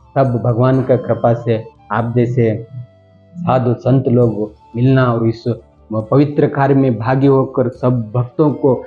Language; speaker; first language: Hindi; non-native, local second language; Kannada